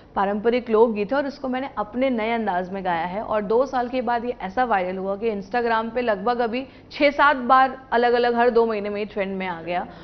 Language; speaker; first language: Hindi; native; Hindi